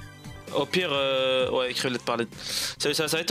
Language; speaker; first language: French; native; French